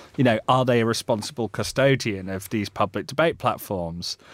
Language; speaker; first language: English; native; English